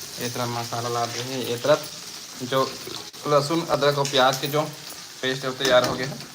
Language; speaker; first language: Hindi; native; Hindi